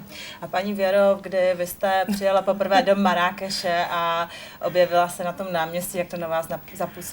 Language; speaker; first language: Czech; native; Czech